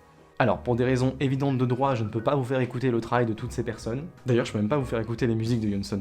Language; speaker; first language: French; native; French